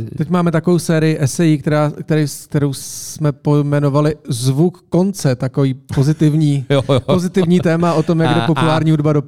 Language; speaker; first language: Czech; native; Czech